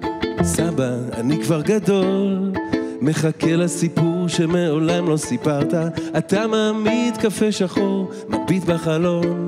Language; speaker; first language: Hebrew; native; Hebrew